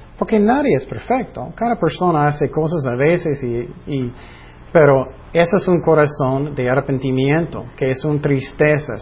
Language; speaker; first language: Spanish; non-native, fluent; English